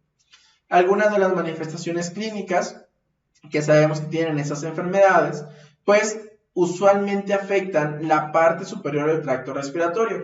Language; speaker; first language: Spanish; native; Spanish